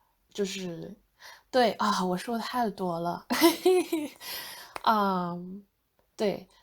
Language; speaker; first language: Chinese; non-native, fluent; English